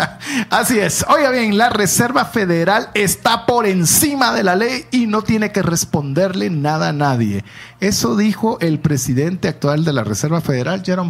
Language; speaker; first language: Spanish; native; Spanish